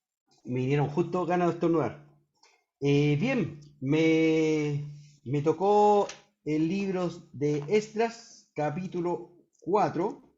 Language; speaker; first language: Spanish; native; Spanish